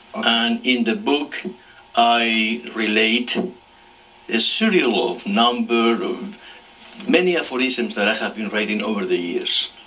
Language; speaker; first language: English; non-native, fluent; Spanish